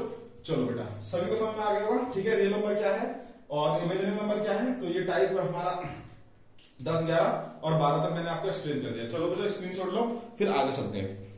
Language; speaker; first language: Hindi; native; Hindi